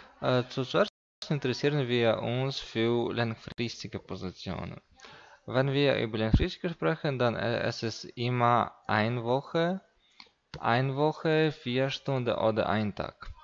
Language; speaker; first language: German; non-native, learner; Russian